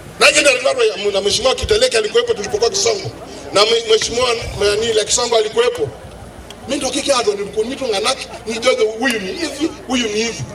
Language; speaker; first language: Swahili; non-native, local second language; Masai